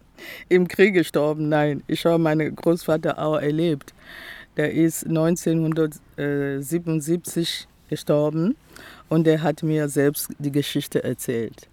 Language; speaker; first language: German; non-native, fluent; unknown